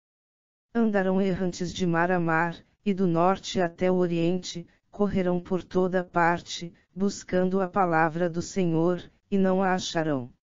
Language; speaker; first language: Portuguese; native; Portuguese